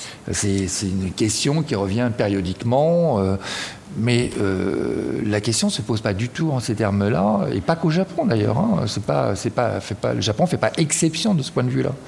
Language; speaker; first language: French; native; French